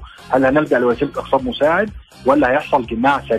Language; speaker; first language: Arabic; native; Arabic